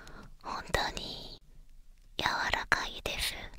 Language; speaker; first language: Japanese; non-native, learner; Korean